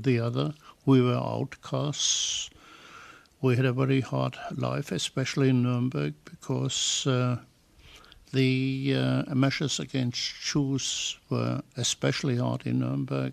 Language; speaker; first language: English; non-native, fluent; German